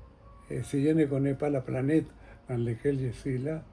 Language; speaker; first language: French; non-native, fluent; Spanish